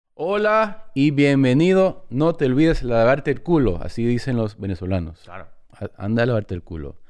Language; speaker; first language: Spanish; early bilingual, heritage; English